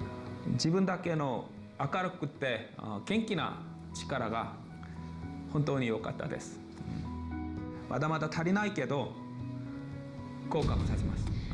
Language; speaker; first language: Japanese; non-native, learner; Korean